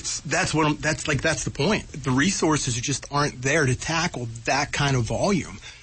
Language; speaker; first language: English; native; English